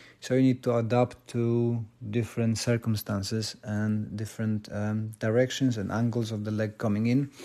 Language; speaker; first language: English; non-native, fluent; Polish